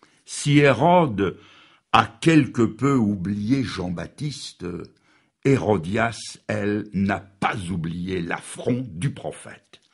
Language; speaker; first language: French; native; French